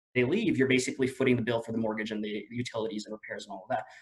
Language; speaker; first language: English; non-native, local second language; Filipino